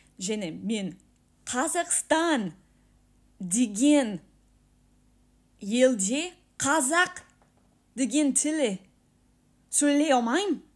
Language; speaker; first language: Kazakh; non-native, learner; English